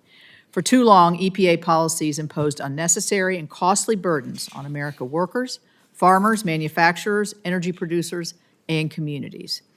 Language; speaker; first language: English; native; English